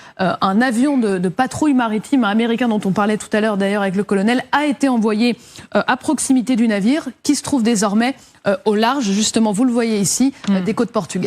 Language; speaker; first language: French; native; French